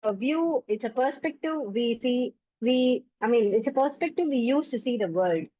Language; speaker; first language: English; non-native, local second language; Tamil